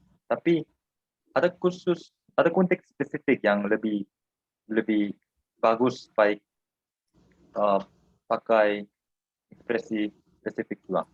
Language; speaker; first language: Indonesian; non-native, fluent; Korean